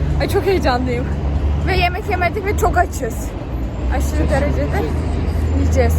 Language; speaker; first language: Turkish; early bilingual, heritage; Turkish